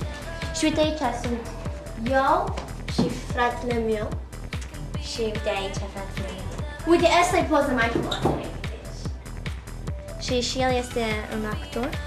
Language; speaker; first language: Romanian; early bilingual, heritage; Romanian